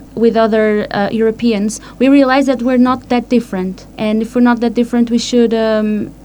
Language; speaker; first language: English; non-native, fluent; Portuguese